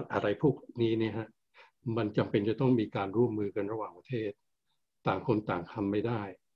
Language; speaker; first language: Thai; early bilingual, heritage; Thai